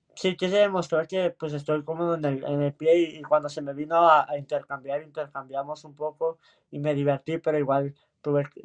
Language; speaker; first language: Spanish; early bilingual, heritage; Spanish